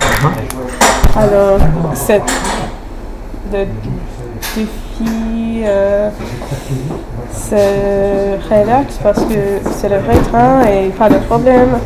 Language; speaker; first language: French; non-native, learner; English